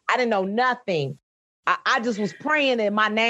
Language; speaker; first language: English; native; English